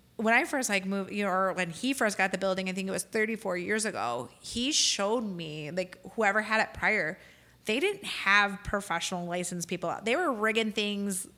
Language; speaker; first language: English; native; English